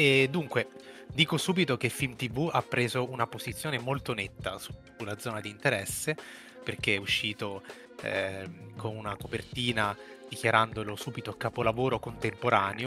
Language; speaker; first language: Italian; native; Italian